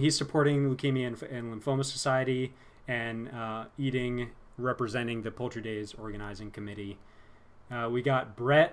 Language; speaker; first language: English; native; English